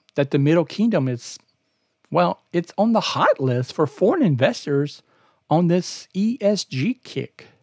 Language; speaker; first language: English; native; English